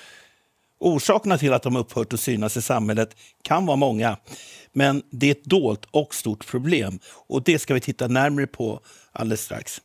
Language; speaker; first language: Swedish; native; Swedish